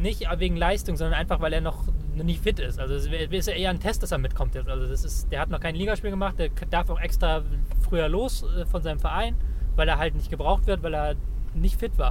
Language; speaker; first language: German; native; German